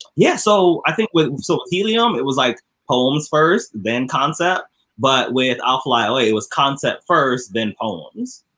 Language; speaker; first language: English; native; English